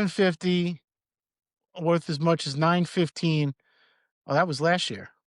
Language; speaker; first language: English; native; English